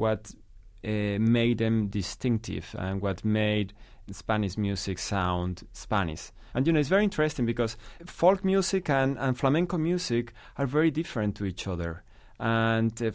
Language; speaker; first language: English; non-native, fluent; Spanish